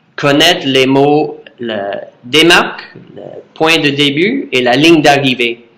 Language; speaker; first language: French; non-native, learner; English